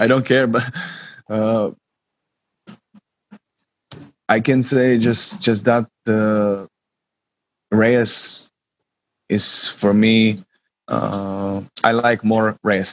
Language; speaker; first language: English; non-native, learner; Czech